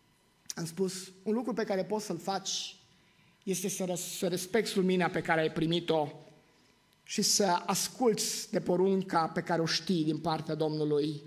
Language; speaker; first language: Romanian; native; Romanian